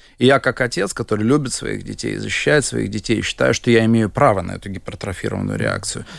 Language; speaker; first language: Russian; native; Russian